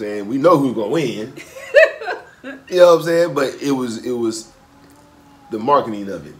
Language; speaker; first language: English; native; English